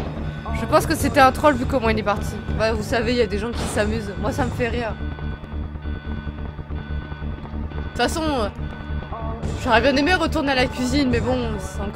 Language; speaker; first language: French; native; French